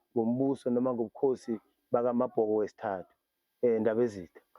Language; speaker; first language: Zulu; non-native, local second language; South Ndebele